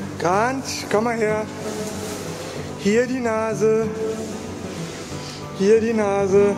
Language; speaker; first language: German; native; German